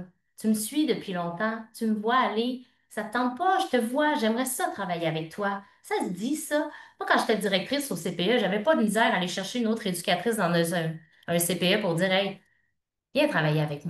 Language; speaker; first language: French; native; French